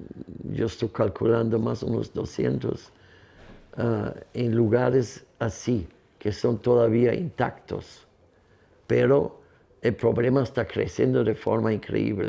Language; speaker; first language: Spanish; non-native, fluent; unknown